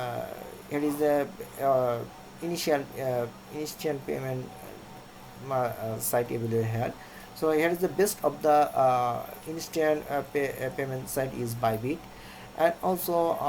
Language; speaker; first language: English; non-native, local second language; Bangla